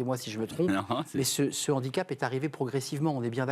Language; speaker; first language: French; native; French